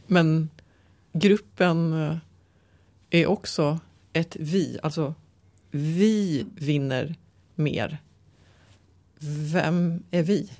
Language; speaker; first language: Swedish; native; Swedish